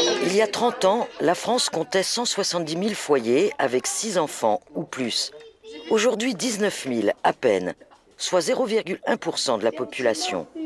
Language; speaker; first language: French; native; French